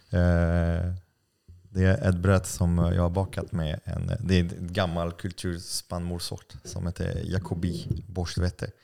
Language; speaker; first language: Swedish; non-native, fluent; French